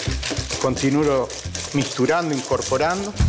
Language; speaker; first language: Portuguese; non-native, fluent; Spanish